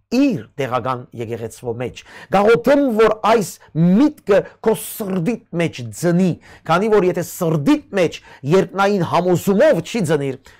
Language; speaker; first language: Armenian; early bilingual, heritage; Armenian